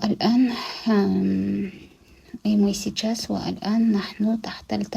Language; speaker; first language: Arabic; non-native, learner; Kazakh